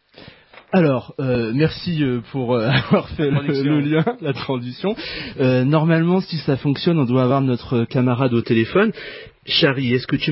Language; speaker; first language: French; native; French